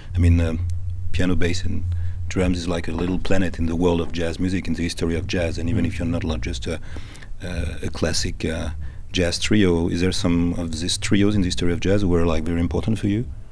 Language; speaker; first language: English; non-native, fluent; French